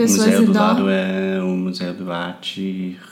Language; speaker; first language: Portuguese; non-native, fluent; English